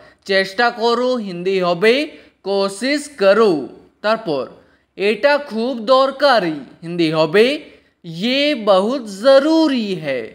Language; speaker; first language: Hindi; non-native, local second language; Bangla